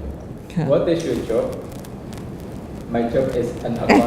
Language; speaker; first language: English; non-native, learner; Indonesian